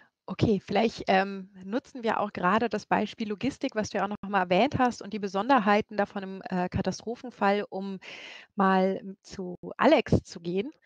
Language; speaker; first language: German; native; German